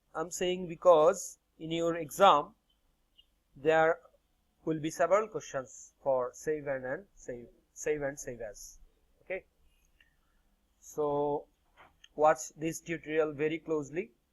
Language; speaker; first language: English; non-native, local second language; Bangla